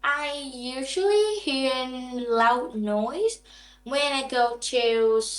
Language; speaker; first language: English; non-native, learner; Vietnamese